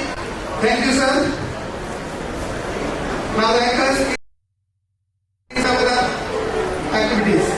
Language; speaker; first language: English; non-native, local second language; Telugu